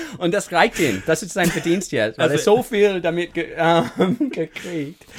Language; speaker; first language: German; non-native, fluent; English